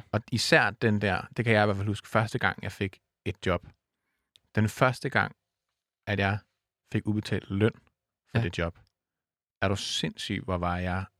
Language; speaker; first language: Danish; native; Danish